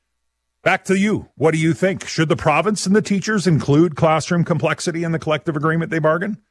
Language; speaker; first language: English; native; English